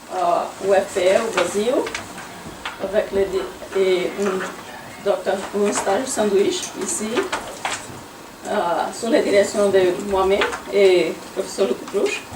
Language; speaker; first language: French; non-native, learner; Portuguese